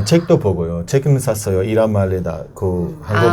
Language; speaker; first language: Korean; non-native, learner; Persian